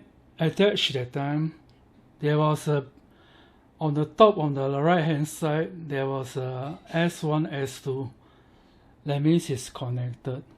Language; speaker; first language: English; non-native, learner; Chinese